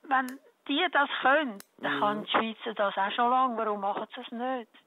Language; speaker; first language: German; native; German